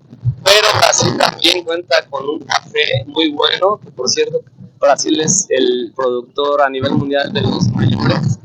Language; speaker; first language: Spanish; non-native, fluent; Portuguese